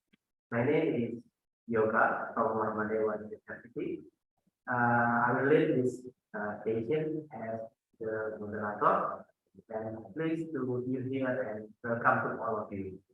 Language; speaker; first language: English; non-native, fluent; Indonesian